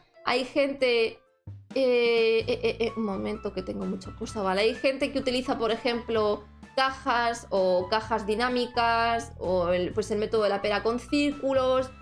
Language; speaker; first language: Spanish; native; Spanish